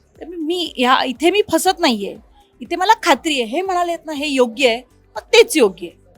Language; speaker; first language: Marathi; native; Marathi